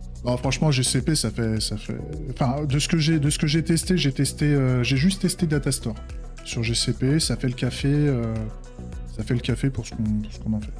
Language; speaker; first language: French; native; French